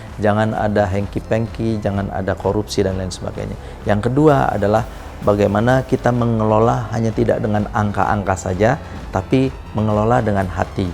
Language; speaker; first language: Indonesian; native; Indonesian